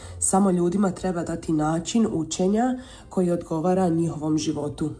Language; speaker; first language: Serbian; early bilingual, heritage; Croatian